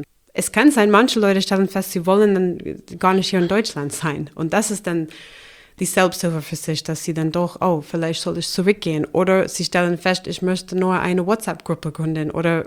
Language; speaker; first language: German; non-native, fluent; English